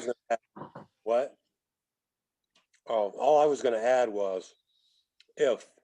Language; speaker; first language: English; native; English